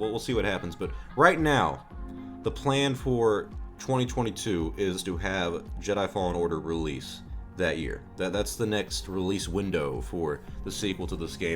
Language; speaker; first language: English; native; English